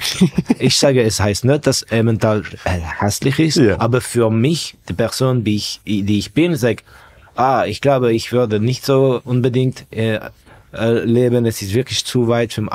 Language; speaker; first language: German; non-native, fluent; Estonian